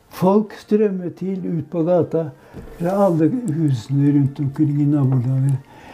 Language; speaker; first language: Norwegian; native; Norwegian